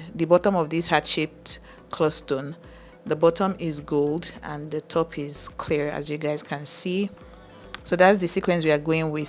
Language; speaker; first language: English; native; English